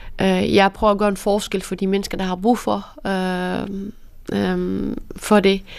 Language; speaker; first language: Danish; early bilingual, other home language; Persian